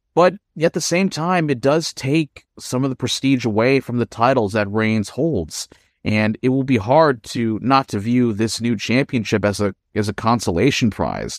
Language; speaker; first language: English; non-native, local second language; Filipino